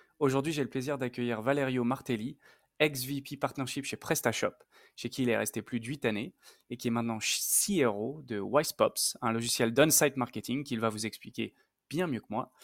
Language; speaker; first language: French; native; French